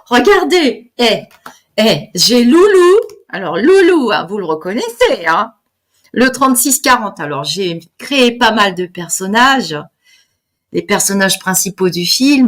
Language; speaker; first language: French; native; French